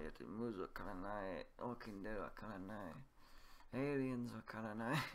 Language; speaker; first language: Japanese; non-native, learner; English